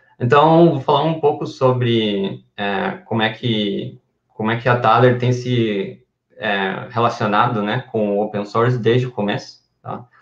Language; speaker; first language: Portuguese; non-native, fluent; Spanish